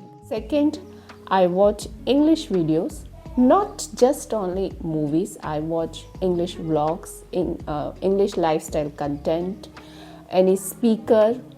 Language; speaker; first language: English; non-native, learner; Hindi